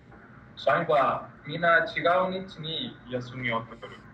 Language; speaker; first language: Japanese; non-native, learner; Spanish